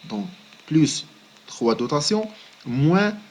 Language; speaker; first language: French; non-native, local second language; Arabic